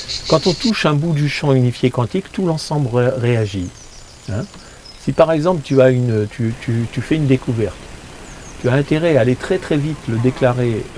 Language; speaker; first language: French; native; French